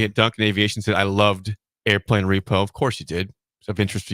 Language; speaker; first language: English; native; English